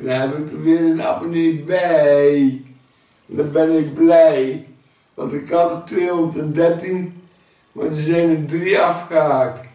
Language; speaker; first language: Dutch; native; Dutch